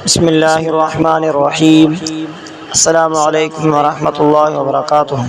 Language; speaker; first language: Urdu; native; Urdu